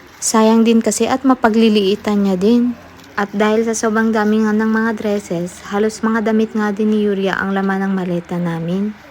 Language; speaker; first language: Filipino; native; Filipino